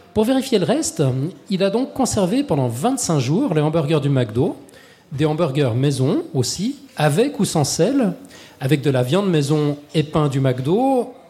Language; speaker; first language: French; native; French